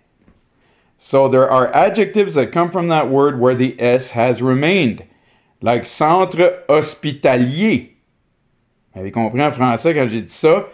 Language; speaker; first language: French; native; French